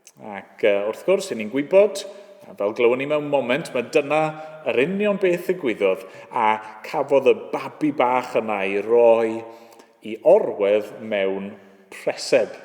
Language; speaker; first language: Welsh; native; Welsh